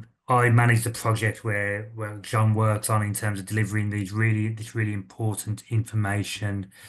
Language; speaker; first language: English; native; English